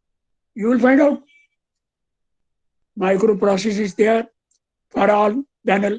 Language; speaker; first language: English; non-native, local second language; Hindi